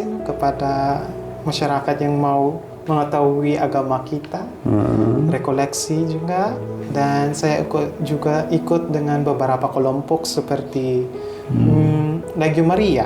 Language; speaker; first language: Indonesian; non-native, fluent; Hiligaynon